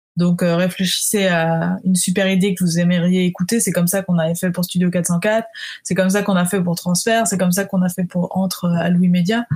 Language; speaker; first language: French; native; French